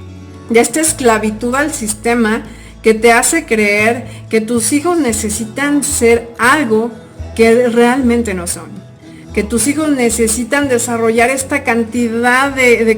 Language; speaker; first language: Spanish; native; Spanish